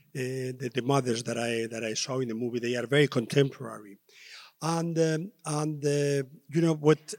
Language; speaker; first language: English; non-native, learner; Spanish